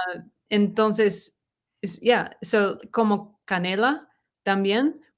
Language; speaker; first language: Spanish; non-native, learner; English